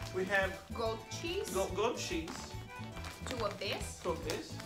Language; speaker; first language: English; non-native, fluent; Italian